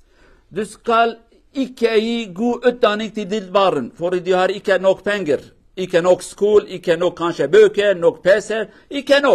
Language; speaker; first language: Norwegian; non-native, learner; Kurdish